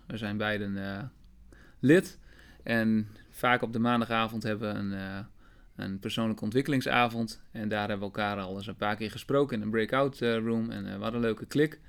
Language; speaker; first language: Dutch; native; Dutch